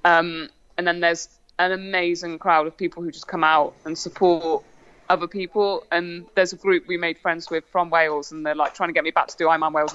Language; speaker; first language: English; native; English